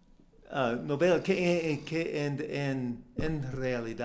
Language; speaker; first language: Spanish; non-native, learner; English